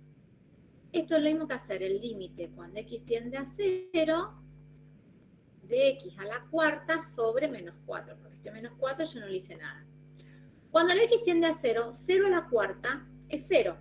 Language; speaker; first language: Spanish; native; Spanish